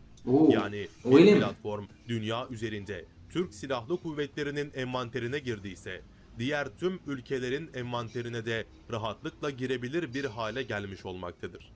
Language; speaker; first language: Turkish; native; Turkish